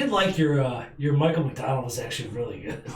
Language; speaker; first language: English; native; English